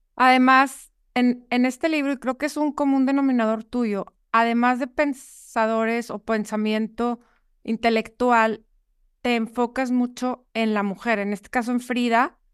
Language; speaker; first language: Spanish; native; Spanish